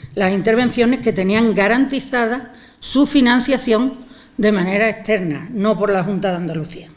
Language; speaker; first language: Spanish; native; Spanish